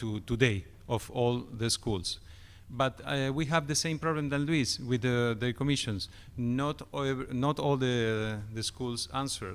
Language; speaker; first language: English; non-native, fluent; Spanish